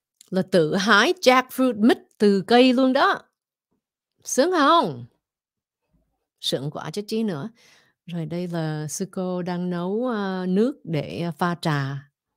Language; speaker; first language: Vietnamese; early bilingual, heritage; Vietnamese